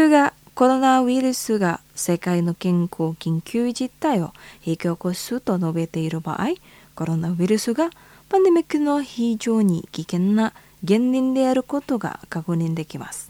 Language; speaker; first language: Japanese; non-native, fluent; Indonesian